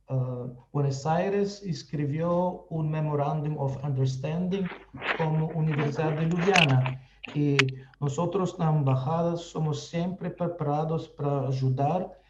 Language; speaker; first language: Spanish; non-native, fluent; Slovenian